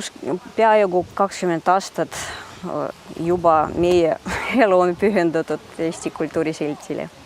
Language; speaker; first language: Estonian; early bilingual, heritage; Russian